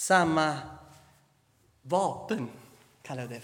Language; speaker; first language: Swedish; non-native, fluent; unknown